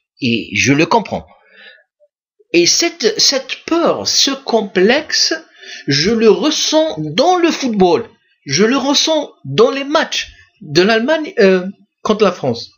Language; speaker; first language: French; non-native, local second language; Arabic